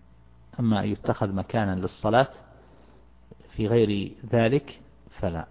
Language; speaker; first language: Arabic; native; Arabic